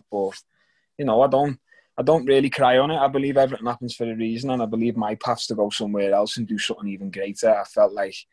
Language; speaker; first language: English; native; English